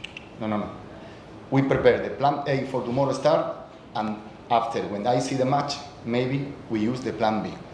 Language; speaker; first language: English; non-native, learner; Spanish